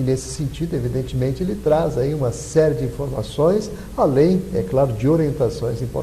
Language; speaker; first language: Portuguese; native; Portuguese